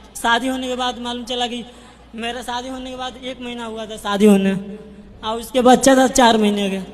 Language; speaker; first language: Hindi; native; Hindi